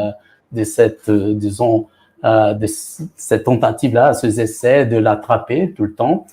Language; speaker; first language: French; non-native, fluent; Portuguese